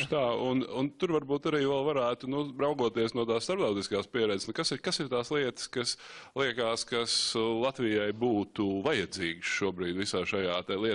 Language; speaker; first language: Latvian; native; Latvian